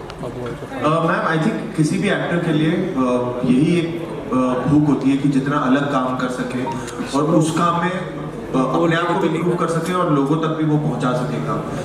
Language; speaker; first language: Hindi; native; Hindi